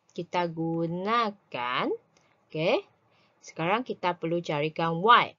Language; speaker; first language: Malay; native; Malay